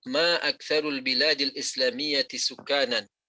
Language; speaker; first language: Arabic; non-native, learner; Indonesian